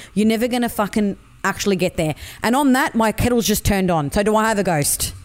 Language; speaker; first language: English; native; English